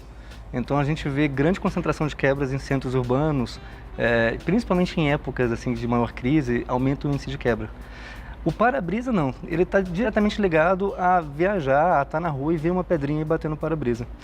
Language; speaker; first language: Portuguese; native; Portuguese